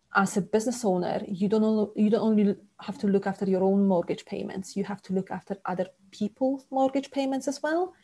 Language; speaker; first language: English; non-native, fluent; Polish